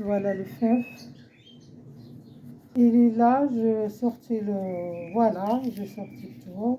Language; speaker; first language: French; non-native, learner; Arabic